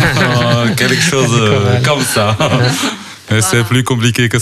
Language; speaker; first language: French; non-native, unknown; Chinese